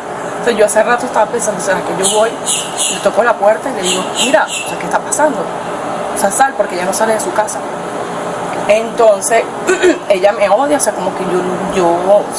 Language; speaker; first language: Spanish; native; Spanish